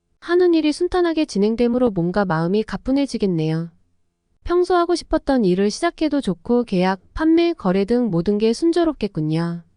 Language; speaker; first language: Korean; native; Korean